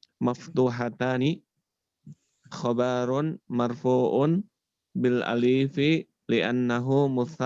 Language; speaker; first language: Arabic; non-native, learner; Indonesian